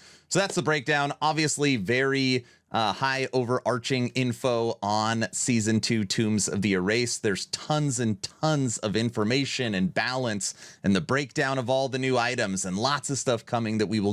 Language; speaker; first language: English; native; English